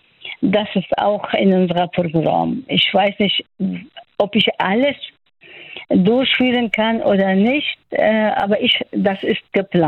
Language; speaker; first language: German; non-native, fluent; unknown